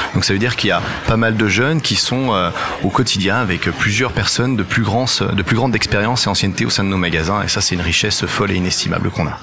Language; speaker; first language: French; native; French